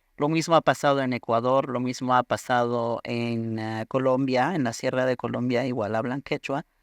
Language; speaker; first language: Spanish; non-native, local second language; Aymara